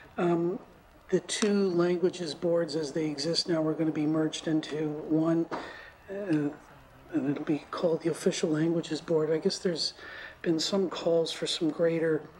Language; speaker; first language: English; native; English